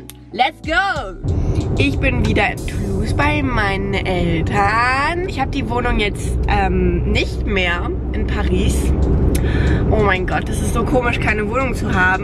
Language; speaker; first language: German; early bilingual, heritage; German